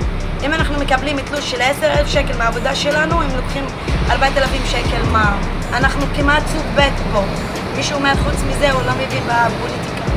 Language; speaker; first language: Hebrew; non-native, local second language; Arabic